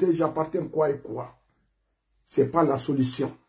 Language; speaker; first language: French; non-native, local second language; Mandingo